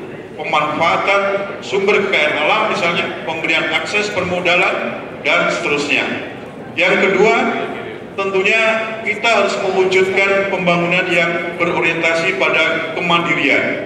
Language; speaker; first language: Indonesian; native; Indonesian